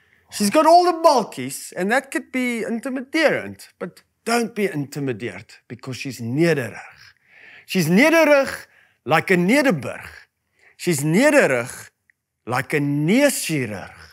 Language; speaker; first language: English; non-native, local second language; Afrikaans